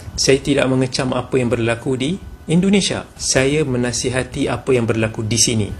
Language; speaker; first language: Malay; native; Malay